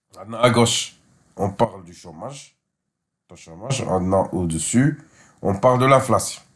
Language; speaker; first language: French; non-native, local second language; Arabic